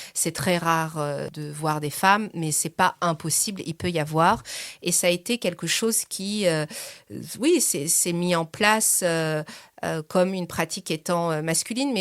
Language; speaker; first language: French; early bilingual, other home language; Persian